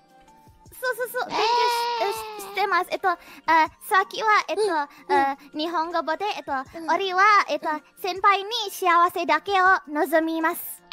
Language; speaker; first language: Japanese; non-native, learner; Indonesian